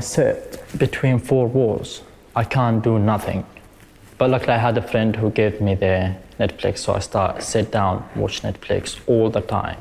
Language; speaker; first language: English; non-native, learner; Arabic